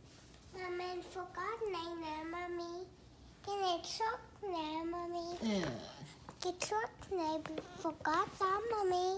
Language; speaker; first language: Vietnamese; early bilingual, heritage; Vietnamese